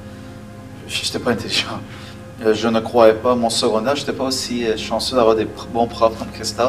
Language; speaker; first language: French; early bilingual, other home language; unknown